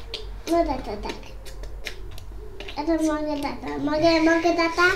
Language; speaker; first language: Polish; early bilingual, heritage; Polish